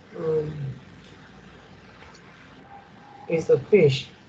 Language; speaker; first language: English; non-native, learner; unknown